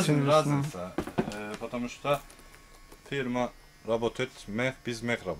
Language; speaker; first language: Russian; non-native, learner; Turkish